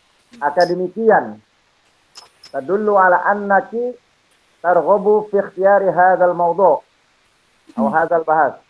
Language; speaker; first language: Arabic; non-native, fluent; Indonesian